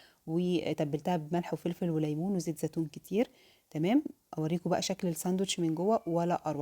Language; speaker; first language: Arabic; native; Arabic